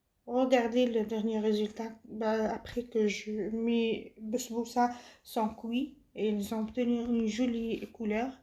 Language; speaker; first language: French; non-native, fluent; Arabic